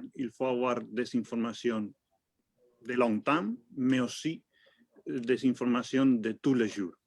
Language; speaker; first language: French; non-native, fluent; Spanish